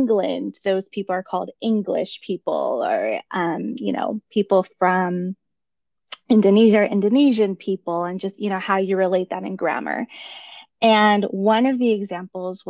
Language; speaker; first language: English; native; English